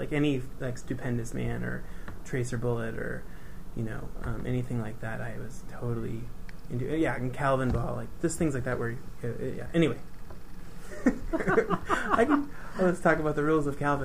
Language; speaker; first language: English; native; English